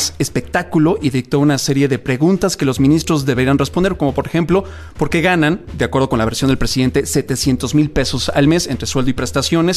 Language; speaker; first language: Spanish; native; Spanish